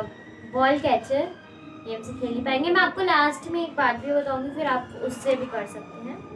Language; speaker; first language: Hindi; native; Hindi